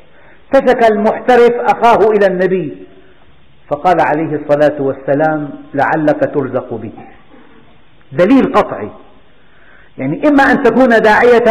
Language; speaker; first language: Arabic; native; Arabic